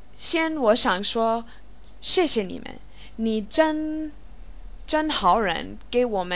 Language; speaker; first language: Chinese; non-native, learner; English